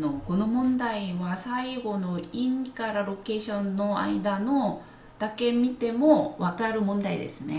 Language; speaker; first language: Japanese; non-native, fluent; Korean